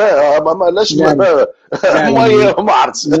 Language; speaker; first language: Arabic; native; Arabic